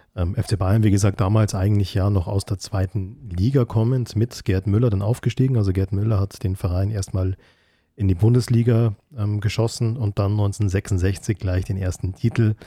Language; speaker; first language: German; native; German